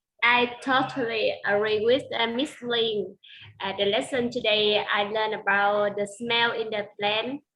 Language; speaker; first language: English; non-native, learner; Vietnamese